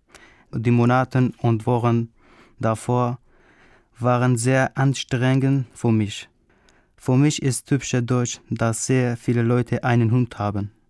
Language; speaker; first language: German; non-native, learner; Arabic